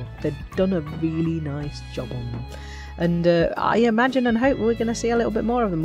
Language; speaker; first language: English; native; English